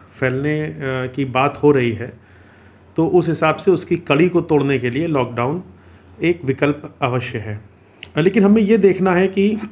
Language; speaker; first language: Hindi; native; Hindi